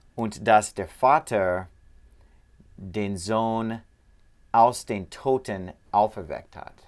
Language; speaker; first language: German; non-native, learner; English